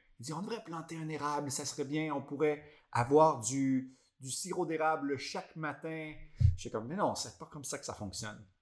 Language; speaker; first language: French; native; French